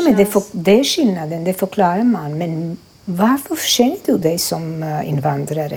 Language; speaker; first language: Swedish; non-native, fluent; Croatian